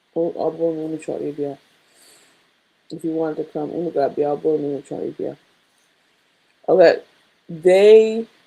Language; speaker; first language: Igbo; non-native, learner; English